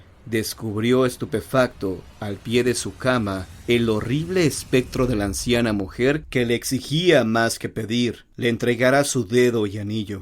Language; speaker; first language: Spanish; native; Spanish